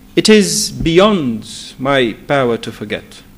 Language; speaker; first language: English; non-native, fluent; Romanian